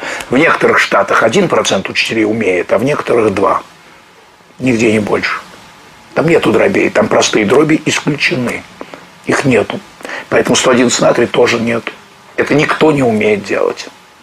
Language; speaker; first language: Russian; native; Russian